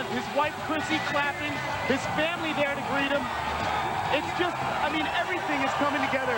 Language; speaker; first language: English; native; English